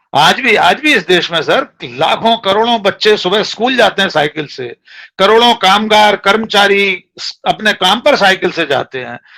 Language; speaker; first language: Hindi; native; Hindi